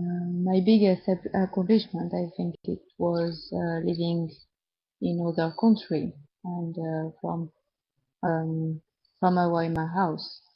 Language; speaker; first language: English; non-native, learner; French